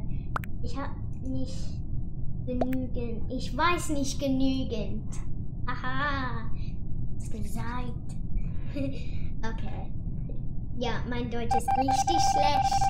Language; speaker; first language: German; non-native, learner; English